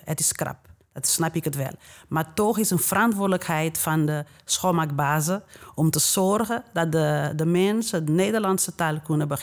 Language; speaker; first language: Dutch; non-native, fluent; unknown